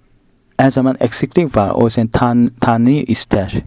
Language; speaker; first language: Turkish; non-native, fluent; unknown